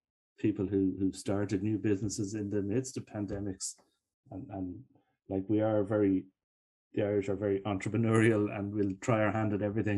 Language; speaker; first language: English; native; English